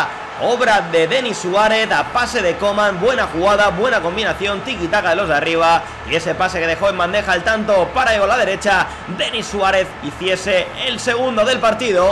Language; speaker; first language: Spanish; native; Spanish